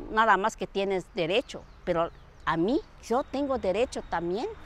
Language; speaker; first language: Spanish; non-native, local second language; Tzeltal